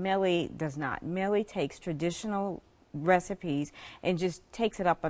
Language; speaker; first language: English; native; English